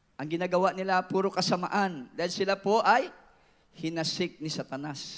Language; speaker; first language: Filipino; non-native, local second language; Cebuano